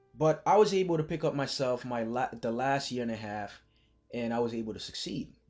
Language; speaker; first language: English; early bilingual, other home language; Haitian Creole